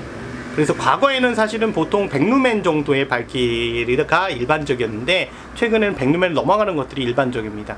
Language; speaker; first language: Korean; native; Korean